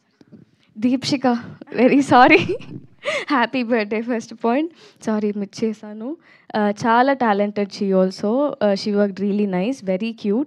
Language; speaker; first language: Telugu; non-native, learner; Tamil